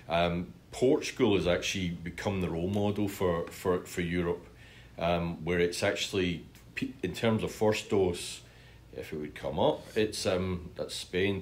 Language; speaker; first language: English; native; English